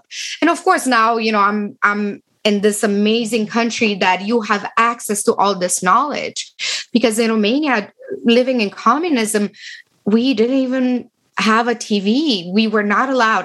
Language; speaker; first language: English; non-native, fluent; Romanian